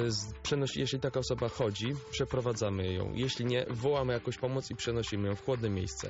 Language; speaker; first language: Polish; native; Polish